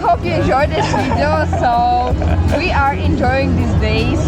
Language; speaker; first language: English; non-native, learner; Russian